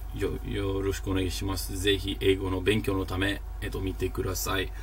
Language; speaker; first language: Japanese; non-native, learner; English